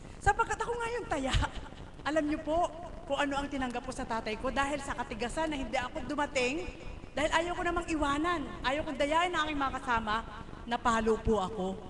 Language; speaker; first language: Filipino; non-native, local second language; Cebuano